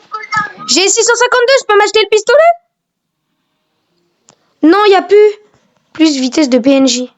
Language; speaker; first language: French; native; French